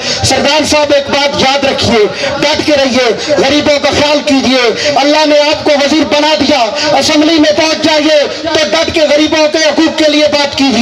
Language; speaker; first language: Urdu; non-native, local second language; Punjabi